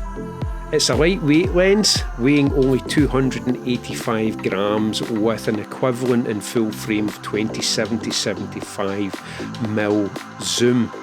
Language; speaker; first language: English; native; English